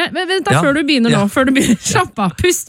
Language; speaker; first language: Norwegian; native; Norwegian